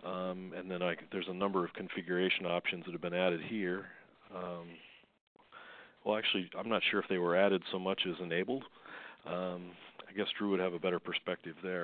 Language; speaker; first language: English; native; English